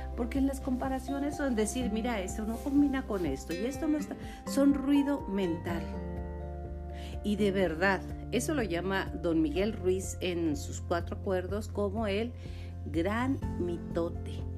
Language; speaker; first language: Spanish; native; Spanish